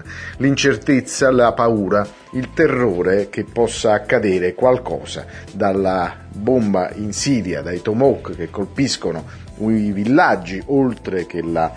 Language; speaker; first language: Italian; native; Italian